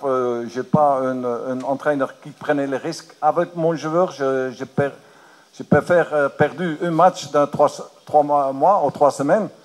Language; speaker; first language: French; non-native, learner; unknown